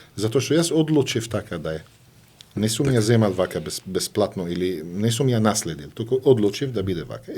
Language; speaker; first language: Macedonian; non-native, fluent; Arabic